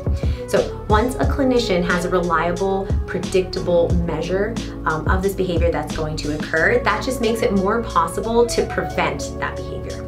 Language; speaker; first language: English; native; English